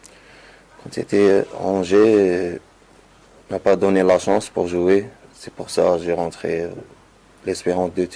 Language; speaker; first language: French; non-native, learner; Arabic